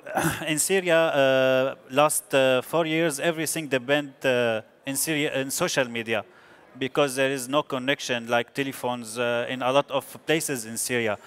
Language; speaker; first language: English; non-native, learner; Arabic